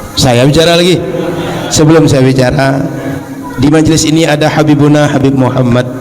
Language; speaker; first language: Malay; native; Malay